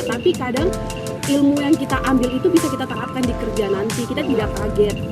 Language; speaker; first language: Indonesian; native; Indonesian